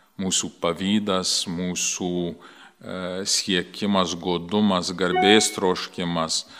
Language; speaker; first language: Lithuanian; early bilingual, heritage; Lithuanian